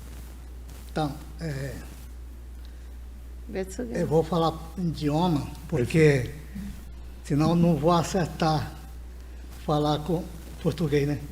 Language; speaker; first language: Portuguese; non-native, local second language; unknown